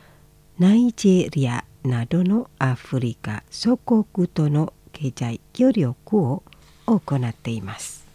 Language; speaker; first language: Japanese; non-native, fluent; Indonesian